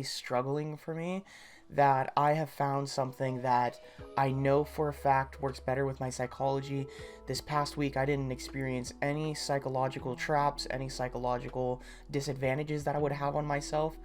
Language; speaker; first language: English; native; English